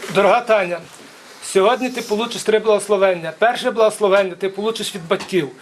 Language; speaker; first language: Ukrainian; native; Ukrainian